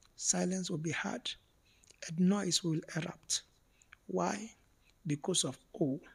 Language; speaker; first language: English; non-native, local second language; Kikuyu